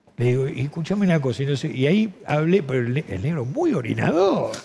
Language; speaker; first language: Spanish; native; Spanish